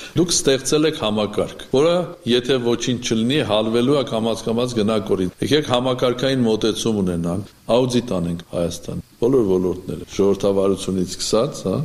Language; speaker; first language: Armenian; native; Armenian